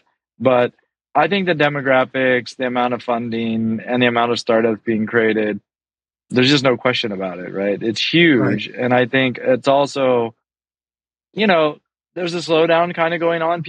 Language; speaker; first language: English; native; English